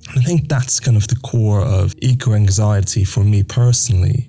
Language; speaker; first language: English; non-native, fluent; Dutch